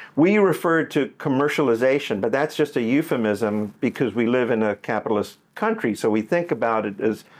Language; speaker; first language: English; native; English